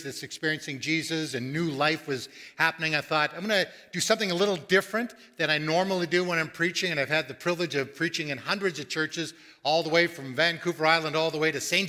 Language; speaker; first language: English; native; English